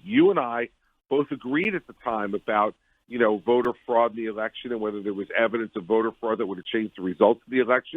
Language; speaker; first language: English; native; English